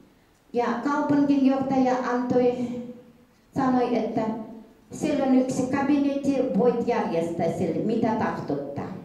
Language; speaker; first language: Finnish; early bilingual, heritage; Finnish